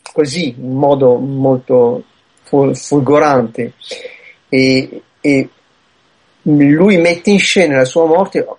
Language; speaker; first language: Italian; early bilingual, heritage; Italian